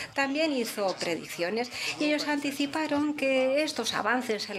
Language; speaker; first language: Spanish; non-native, fluent; English